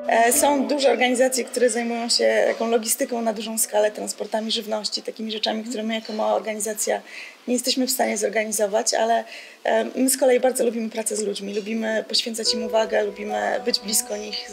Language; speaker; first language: Polish; native; Polish